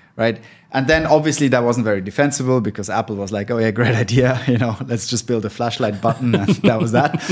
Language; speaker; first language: English; non-native, fluent; German